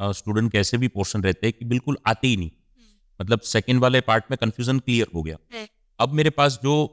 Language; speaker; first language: Hindi; non-native, local second language; Gujarati